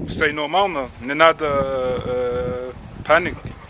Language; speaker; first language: Russian; non-native, fluent; English